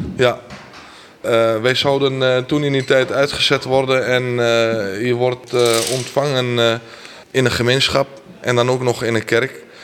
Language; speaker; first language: Dutch; early bilingual, other home language; Armenian